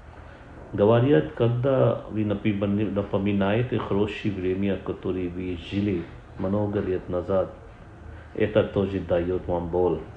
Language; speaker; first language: Russian; non-native, learner; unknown